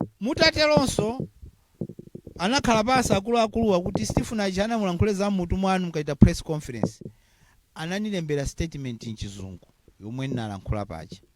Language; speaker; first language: Nyanja; non-native, local second language; Tumbuka